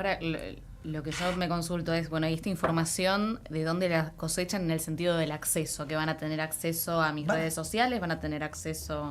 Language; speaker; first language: Spanish; native; Spanish